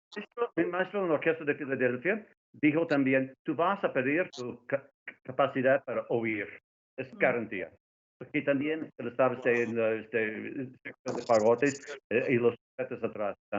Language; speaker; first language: Spanish; non-native, fluent; English